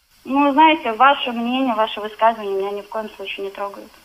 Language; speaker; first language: Russian; native; Russian